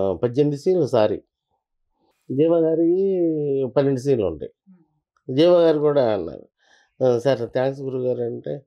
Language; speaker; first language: Telugu; native; Telugu